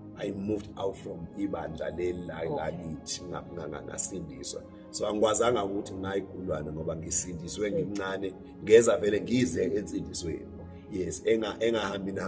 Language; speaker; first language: Zulu; native; Zulu